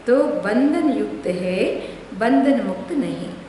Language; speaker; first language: Hindi; non-native, local second language; Telugu